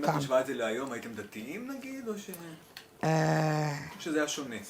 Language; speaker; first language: Hebrew; native; Hebrew